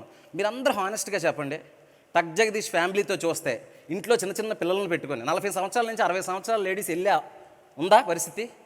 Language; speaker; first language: Telugu; native; Telugu